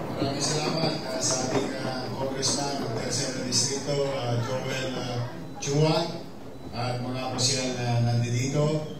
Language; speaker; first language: Filipino; native; Filipino